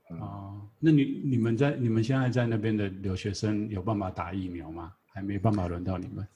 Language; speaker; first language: Chinese; native; Chinese